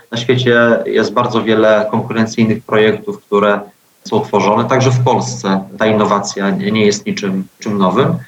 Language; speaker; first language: Polish; native; Polish